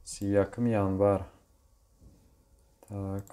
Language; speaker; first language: Russian; non-native, local second language; Tajik